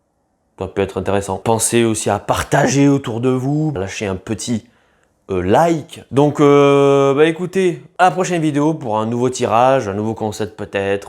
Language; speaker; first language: French; native; French